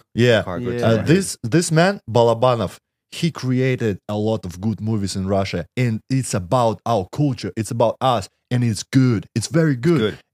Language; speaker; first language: English; non-native, learner; Russian